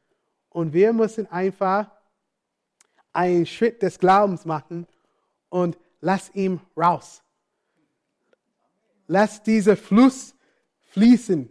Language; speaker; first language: German; non-native, fluent; English